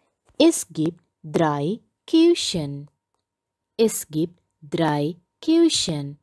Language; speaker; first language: German; non-native, learner; Sinhala